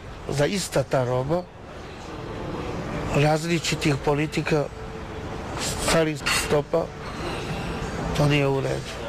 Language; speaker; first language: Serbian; non-native, learner; Chinese